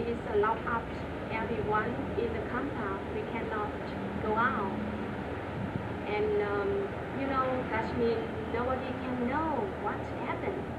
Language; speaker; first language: English; non-native, learner; Vietnamese